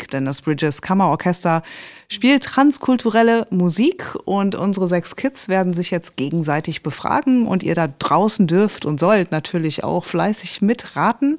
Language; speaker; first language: German; native; German